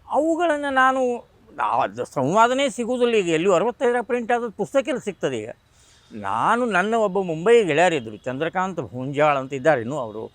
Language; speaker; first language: Kannada; non-native, local second language; Marathi